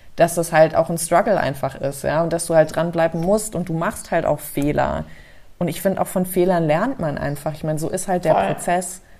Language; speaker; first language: German; early bilingual, heritage; German